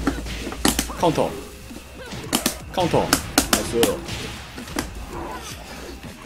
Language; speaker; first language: English; non-native, learner; Korean